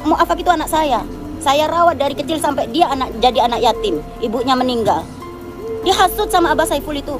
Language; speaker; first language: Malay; non-native, local second language; Javanese